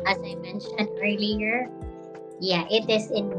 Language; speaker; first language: English; non-native, local second language; Filipino